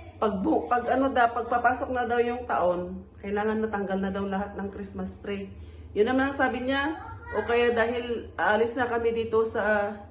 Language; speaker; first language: Filipino; non-native, local second language; Iloko